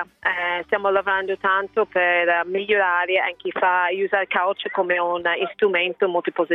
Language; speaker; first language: Italian; non-native, learner; English